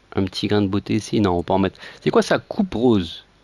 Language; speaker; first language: French; native; French